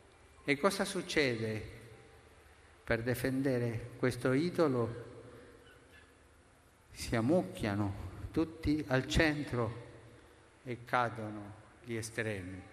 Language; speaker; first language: Italian; non-native, fluent; Spanish